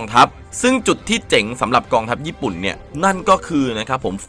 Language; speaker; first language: Thai; native; Thai